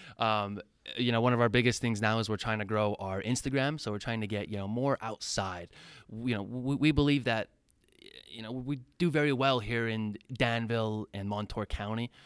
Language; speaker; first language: English; native; English